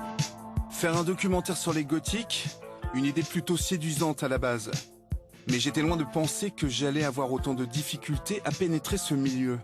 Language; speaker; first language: French; native; French